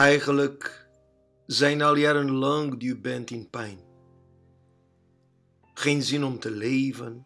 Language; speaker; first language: Dutch; non-native, learner; Portuguese